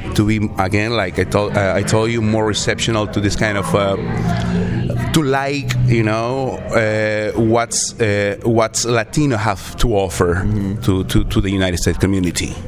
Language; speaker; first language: English; non-native, learner; Spanish